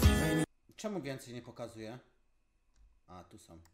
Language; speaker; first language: Polish; native; Polish